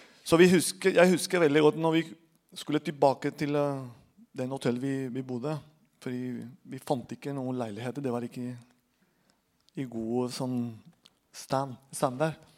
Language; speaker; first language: Norwegian; non-native, fluent; Spanish